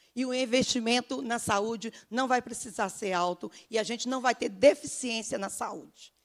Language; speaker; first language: Portuguese; native; Portuguese